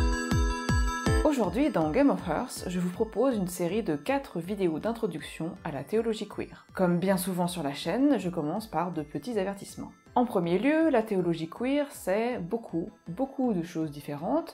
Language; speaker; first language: French; native; French